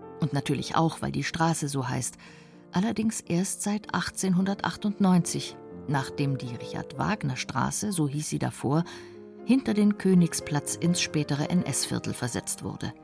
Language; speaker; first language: German; native; German